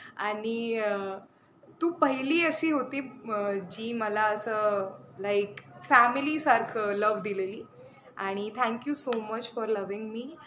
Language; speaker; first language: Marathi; non-native, local second language; Bangla